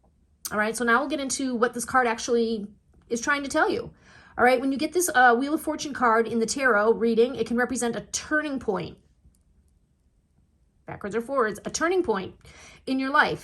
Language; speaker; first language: English; native; English